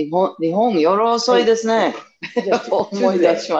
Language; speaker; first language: Japanese; non-native, fluent; English